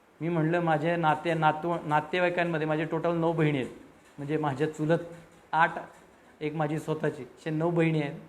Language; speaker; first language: Marathi; native; Marathi